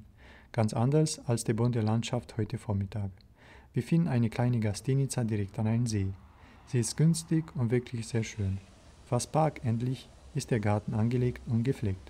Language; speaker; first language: German; native; German